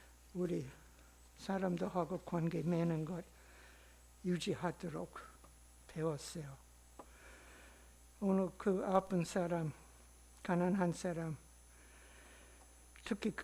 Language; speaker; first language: Korean; non-native, learner; English